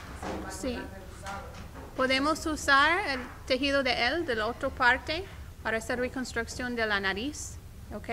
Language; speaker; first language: Spanish; non-native, learner; English